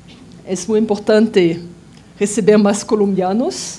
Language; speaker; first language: Spanish; non-native, fluent; French